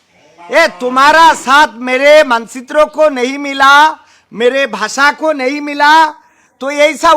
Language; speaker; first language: Hindi; non-native, learner; Bangla